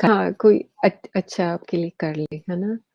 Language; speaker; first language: Hindi; early bilingual, heritage; English